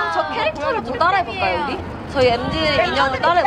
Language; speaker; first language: Korean; native; Korean